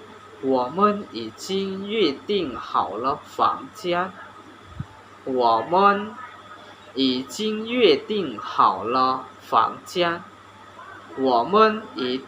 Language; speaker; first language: Chinese; non-native, learner; Hmong